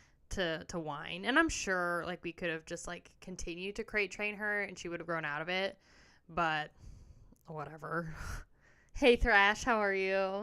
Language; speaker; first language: English; native; English